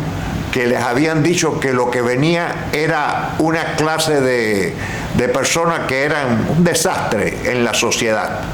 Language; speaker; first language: Spanish; native; Spanish